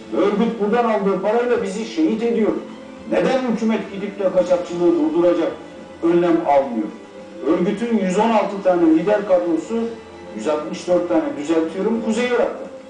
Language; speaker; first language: Turkish; native; Turkish